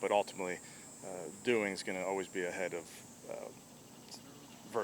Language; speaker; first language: English; native; English